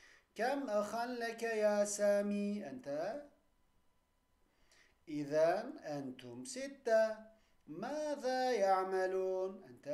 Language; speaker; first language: Arabic; non-native, fluent; Turkish